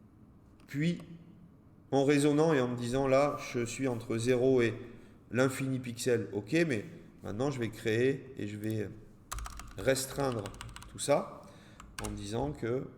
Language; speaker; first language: French; native; French